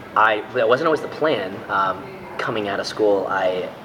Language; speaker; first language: English; native; English